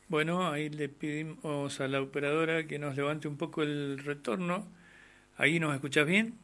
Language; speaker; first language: Spanish; native; Spanish